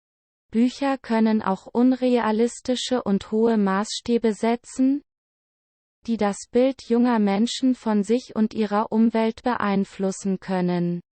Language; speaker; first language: German; non-native, learner; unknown